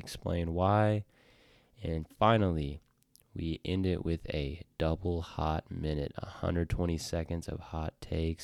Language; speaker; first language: English; native; English